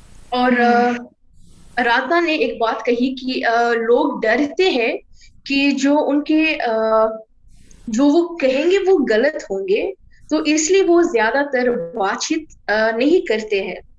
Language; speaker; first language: Hindi; non-native, fluent; English